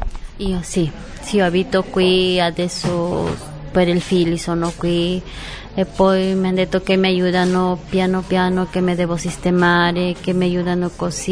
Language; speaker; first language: Italian; non-native, learner; Spanish